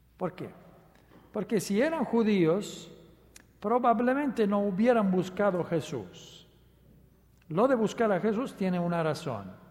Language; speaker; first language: Spanish; non-native, fluent; Italian